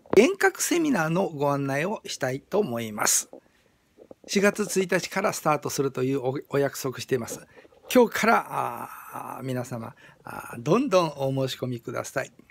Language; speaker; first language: Japanese; native; Japanese